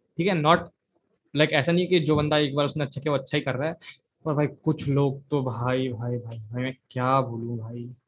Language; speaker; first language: Hindi; native; Hindi